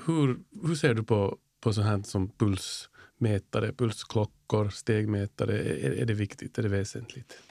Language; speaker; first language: Swedish; native; Swedish